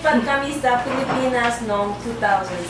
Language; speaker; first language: Filipino; non-native, learner; Korean